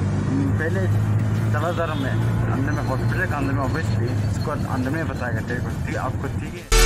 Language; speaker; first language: Hindi; non-native, local second language; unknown